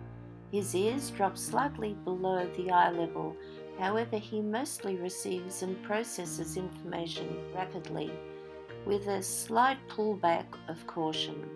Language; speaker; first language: English; native; English